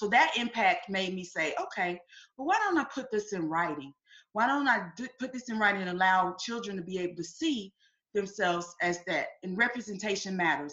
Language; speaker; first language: English; native; English